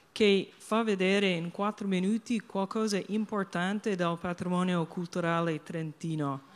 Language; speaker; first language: Italian; non-native, fluent; English